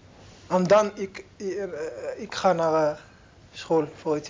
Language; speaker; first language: Dutch; non-native, learner; Arabic